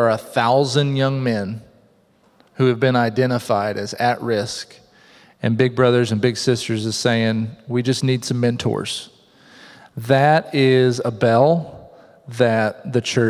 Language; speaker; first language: English; native; English